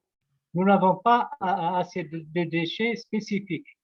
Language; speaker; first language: French; non-native, local second language; Arabic